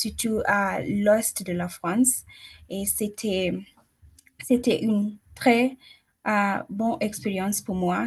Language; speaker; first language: French; non-native, learner; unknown